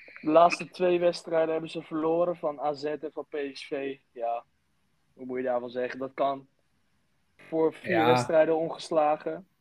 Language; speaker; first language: Dutch; native; Dutch